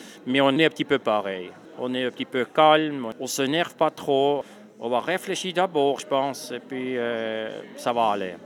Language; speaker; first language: French; non-native, local second language; Swiss German